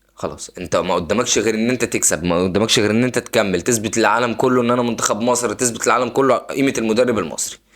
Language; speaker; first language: Egyptian Arabic; native; Egyptian Arabic